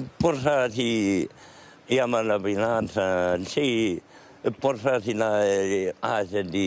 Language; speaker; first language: Italian; non-native, learner; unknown